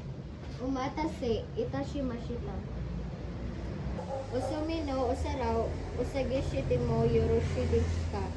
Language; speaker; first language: Japanese; non-native, learner; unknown